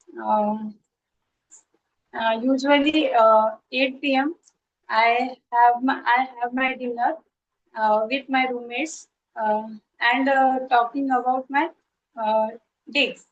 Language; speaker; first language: English; non-native, learner; Hindi